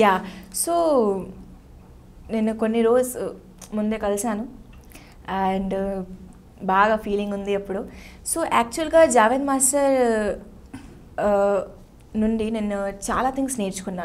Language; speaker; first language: Telugu; non-native, learner; Hindi